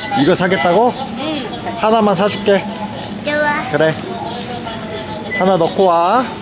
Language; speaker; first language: Korean; native; Korean